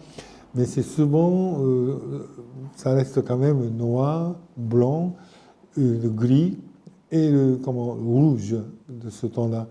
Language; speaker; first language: French; non-native, fluent; Japanese